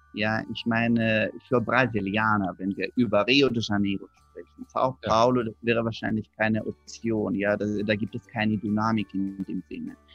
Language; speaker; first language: German; non-native, fluent; Russian